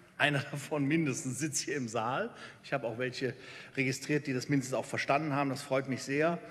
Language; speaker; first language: German; native; German